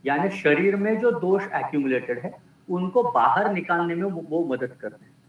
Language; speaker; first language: Hindi; non-native, local second language; Marathi